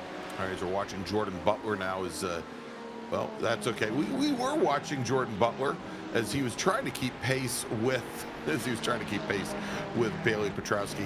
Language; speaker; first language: English; native; English